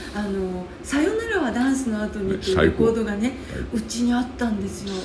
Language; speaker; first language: Japanese; native; Japanese